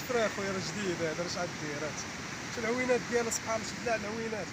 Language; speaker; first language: Arabic; native; Arabic